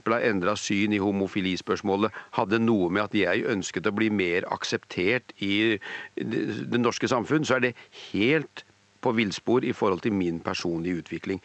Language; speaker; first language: Norwegian; native; Norwegian